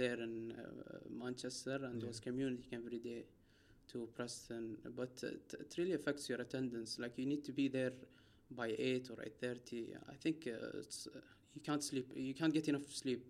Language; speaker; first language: English; non-native, fluent; Arabic